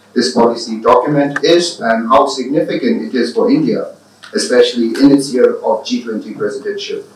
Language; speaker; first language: English; non-native, local second language; Tibetan